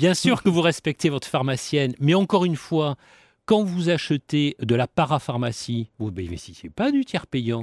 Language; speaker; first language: French; native; French